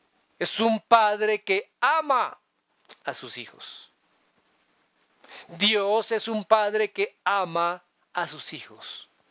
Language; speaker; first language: Spanish; native; Spanish